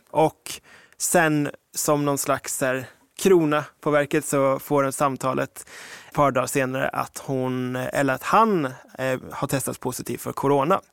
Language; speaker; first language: Swedish; early bilingual, other home language; English